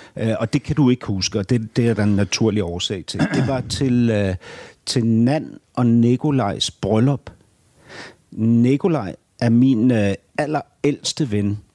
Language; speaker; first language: Danish; native; Danish